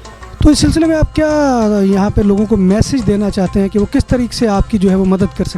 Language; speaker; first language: Urdu; native; Urdu